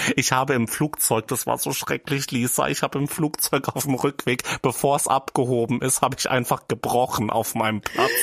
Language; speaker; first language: German; native; German